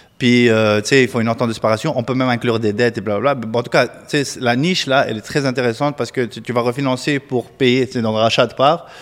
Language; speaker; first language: French; non-native, local second language; Arabic